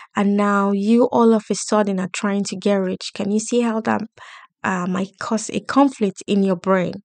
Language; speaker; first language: English; non-native, local second language; Yoruba